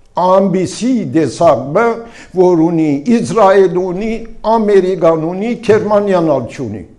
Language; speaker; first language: Armenian; early bilingual, heritage; Armenian